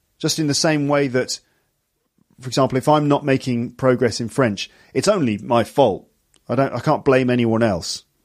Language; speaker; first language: English; native; English